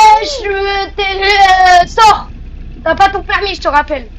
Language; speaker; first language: French; native; French